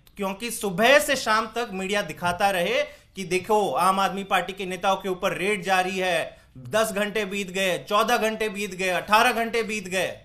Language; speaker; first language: Hindi; native; Hindi